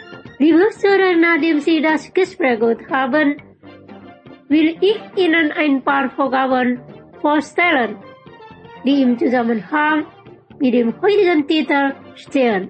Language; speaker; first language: German; non-native, fluent; Indonesian